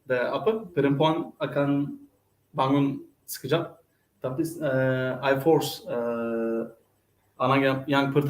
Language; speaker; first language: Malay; non-native, learner; Turkish